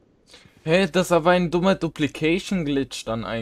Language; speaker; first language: German; native; German